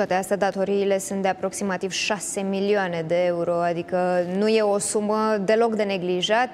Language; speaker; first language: Romanian; native; Romanian